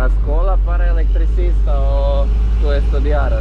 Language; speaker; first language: Spanish; non-native, learner; Croatian